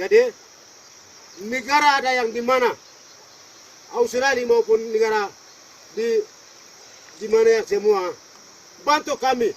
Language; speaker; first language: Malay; non-native, local second language; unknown